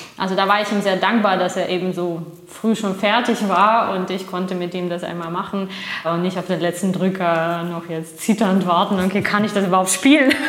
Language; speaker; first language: German; non-native, fluent; Russian